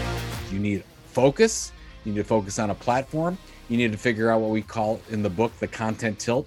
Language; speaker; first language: English; native; English